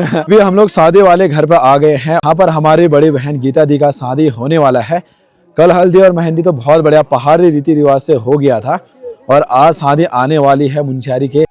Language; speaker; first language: Hindi; native; Hindi